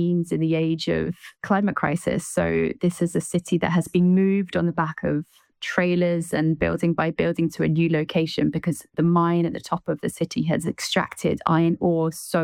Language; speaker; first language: English; native; English